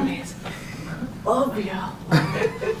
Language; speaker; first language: Spanish; non-native, fluent; English